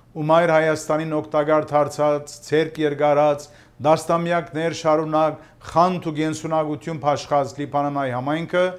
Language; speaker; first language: Armenian; early bilingual, heritage; Armenian